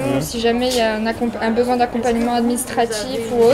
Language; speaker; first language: French; native; French